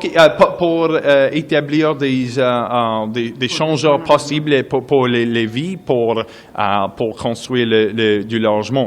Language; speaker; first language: French; non-native, local second language; English